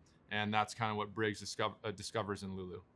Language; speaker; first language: English; native; English